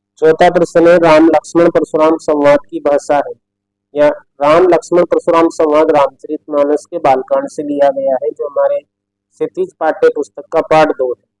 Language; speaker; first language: Hindi; native; Hindi